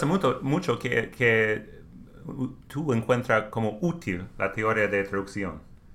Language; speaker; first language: Spanish; non-native, learner; English